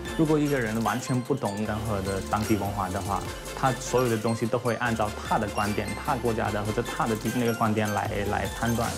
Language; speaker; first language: Chinese; non-native, fluent; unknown